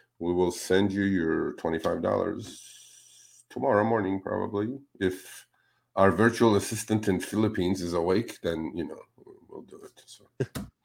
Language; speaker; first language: English; non-native, fluent; Spanish